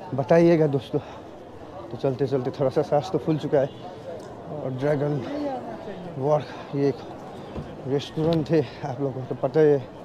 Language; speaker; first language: Hindi; non-native, local second language; Nepali